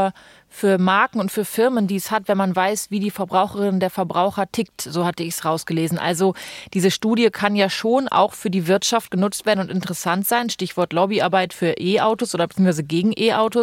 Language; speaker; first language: German; native; German